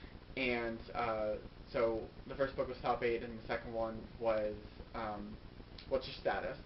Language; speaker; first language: English; native; English